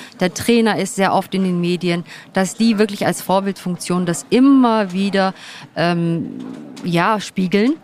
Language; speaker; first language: German; early bilingual, other home language; Turkish